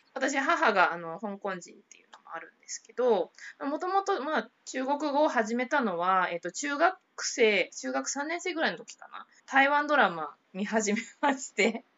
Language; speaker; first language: Japanese; native; Japanese